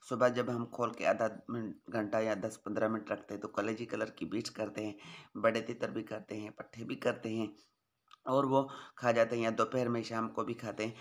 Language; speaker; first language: Hindi; non-native, local second language; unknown